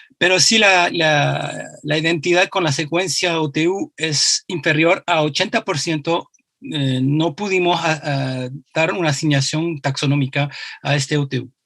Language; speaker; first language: Spanish; non-native, fluent; French